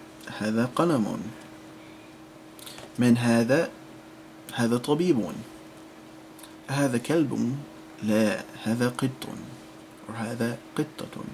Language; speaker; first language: Arabic; non-native, fluent; English